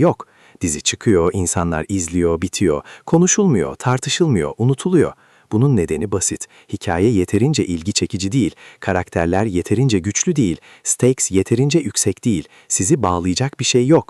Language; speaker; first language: Turkish; native; Turkish